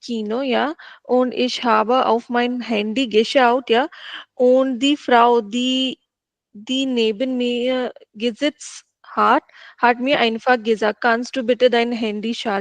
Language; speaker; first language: German; non-native, learner; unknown